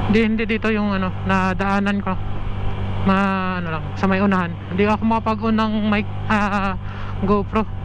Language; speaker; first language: Filipino; non-native, local second language; Cebuano